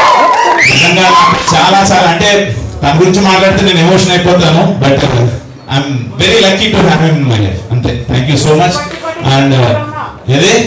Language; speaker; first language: Telugu; native; Telugu